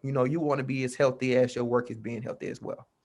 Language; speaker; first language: English; native; English